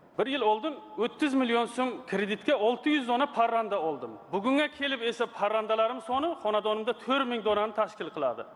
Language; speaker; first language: Uzbek; native; Uzbek